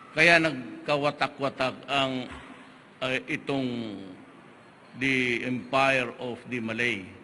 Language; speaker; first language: Filipino; non-native, local second language; Cebuano